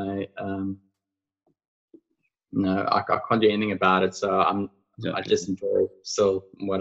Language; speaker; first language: English; non-native, local second language; Afrikaans